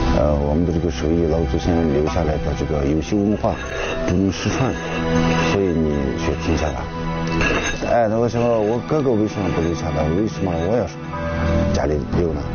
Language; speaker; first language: Chinese; non-native, local second language; Tibetan